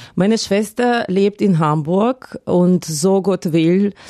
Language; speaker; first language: German; non-native, fluent; Ukrainian